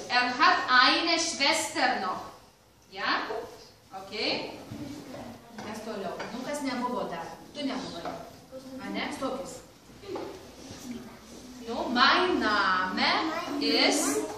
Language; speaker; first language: German; non-native, fluent; Lithuanian